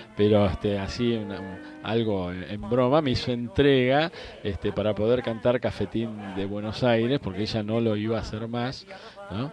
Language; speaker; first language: Spanish; native; Spanish